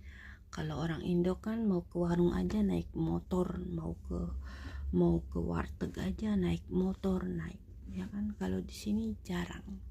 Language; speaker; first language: Indonesian; native; Indonesian